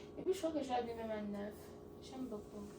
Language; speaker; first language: French; non-native, learner; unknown